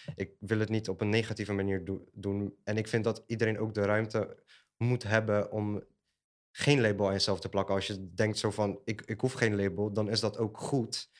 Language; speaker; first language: Dutch; early bilingual, other home language; Polish